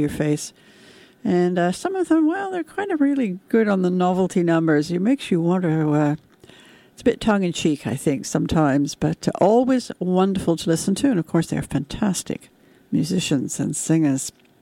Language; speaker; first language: English; native; English